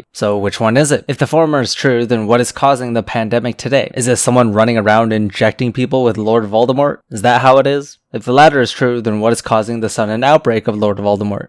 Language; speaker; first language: English; native; English